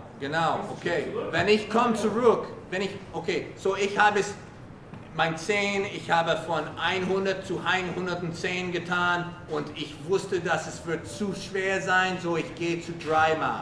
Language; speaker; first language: German; non-native, learner; English